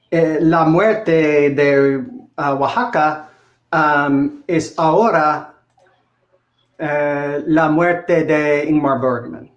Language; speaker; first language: Spanish; non-native, learner; English